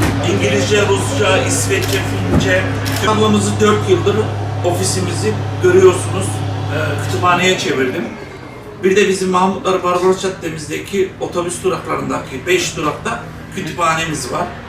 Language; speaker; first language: Turkish; native; Turkish